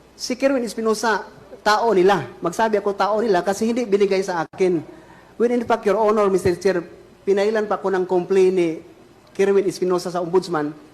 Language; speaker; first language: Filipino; non-native, local second language; Cebuano